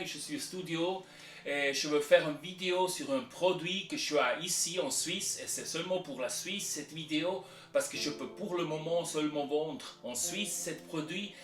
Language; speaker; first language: French; non-native, local second language; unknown